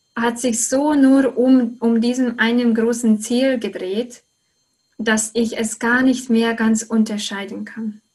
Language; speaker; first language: German; non-native, fluent; Hungarian